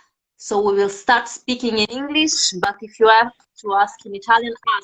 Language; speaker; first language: English; non-native, fluent; Italian